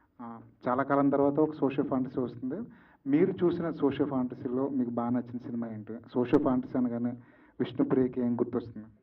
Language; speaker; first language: Telugu; native; Telugu